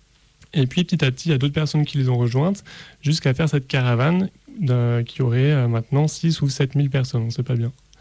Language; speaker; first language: French; native; French